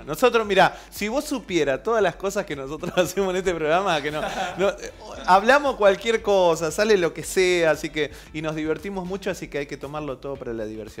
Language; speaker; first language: Spanish; native; Spanish